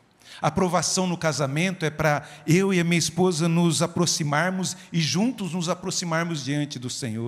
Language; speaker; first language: Portuguese; native; Portuguese